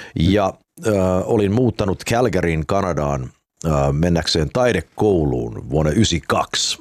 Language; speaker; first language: Finnish; early bilingual, heritage; Finnish